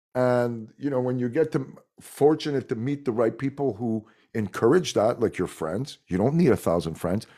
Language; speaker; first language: English; non-native, fluent; French